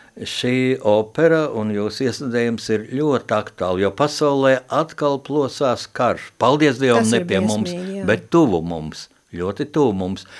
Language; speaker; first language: Latvian; native; Latvian